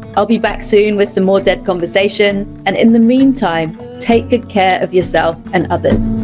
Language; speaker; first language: English; native; English